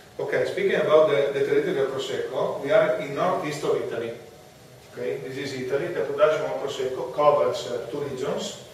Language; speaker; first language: English; non-native, fluent; Italian